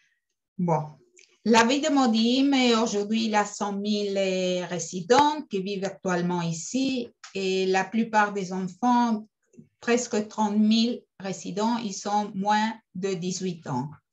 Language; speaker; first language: French; non-native, fluent; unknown